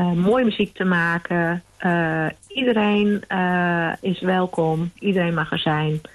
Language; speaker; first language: Dutch; non-native, local second language; Western Frisian